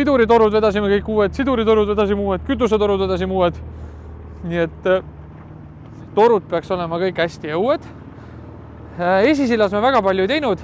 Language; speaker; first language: Estonian; native; Estonian